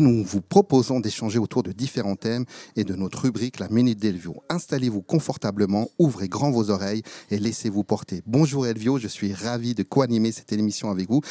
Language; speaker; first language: French; native; French